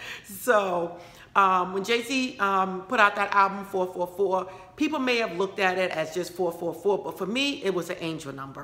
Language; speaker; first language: English; native; English